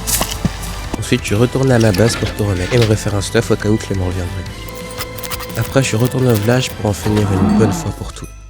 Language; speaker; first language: French; native; French